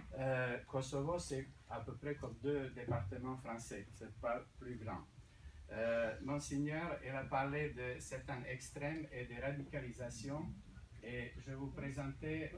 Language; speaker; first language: French; non-native, fluent; Serbian